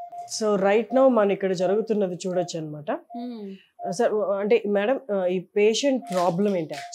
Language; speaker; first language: Telugu; native; Telugu